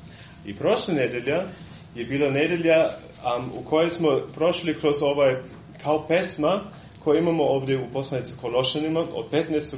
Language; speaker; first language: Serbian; non-native, fluent; German